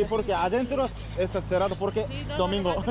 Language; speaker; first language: Spanish; non-native, learner; Korean